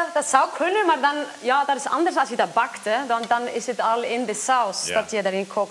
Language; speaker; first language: Dutch; non-native, fluent; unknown